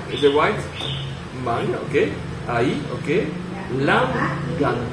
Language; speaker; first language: English; non-native, learner; French